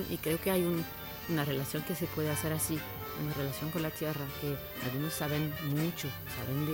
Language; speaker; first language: Spanish; non-native, fluent; French